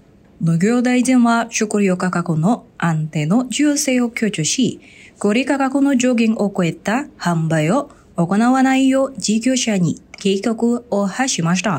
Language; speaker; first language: Japanese; non-native, fluent; Indonesian